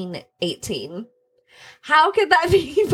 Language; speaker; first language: English; native; English